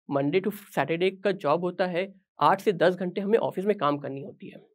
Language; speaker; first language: Hindi; native; Hindi